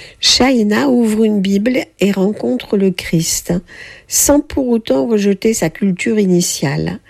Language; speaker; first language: French; native; French